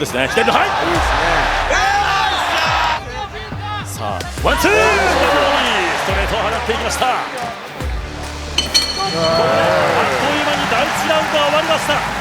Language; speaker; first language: Japanese; native; Japanese